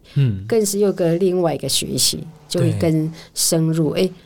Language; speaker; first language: Chinese; native; Chinese